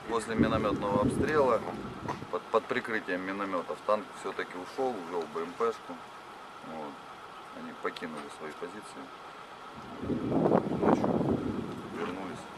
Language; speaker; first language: Russian; native; Russian